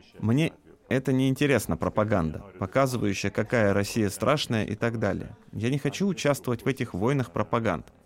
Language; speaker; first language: Russian; non-native, local second language; Lithuanian